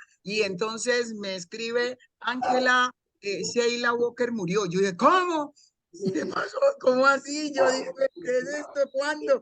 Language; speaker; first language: Spanish; native; Spanish